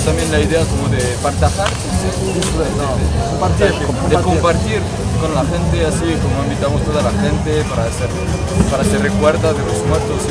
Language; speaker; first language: Spanish; non-native, learner; French